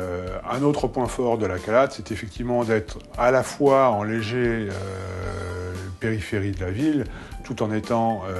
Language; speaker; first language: French; native; French